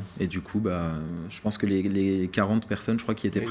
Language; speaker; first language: French; native; French